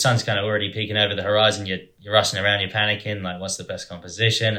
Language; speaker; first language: English; native; English